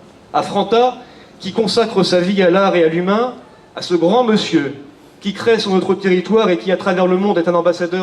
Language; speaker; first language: French; native; French